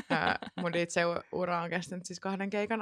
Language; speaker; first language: Finnish; native; Finnish